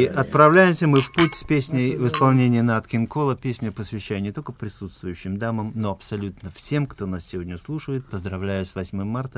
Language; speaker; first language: Russian; native; Russian